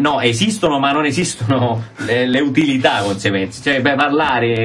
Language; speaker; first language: Italian; native; Italian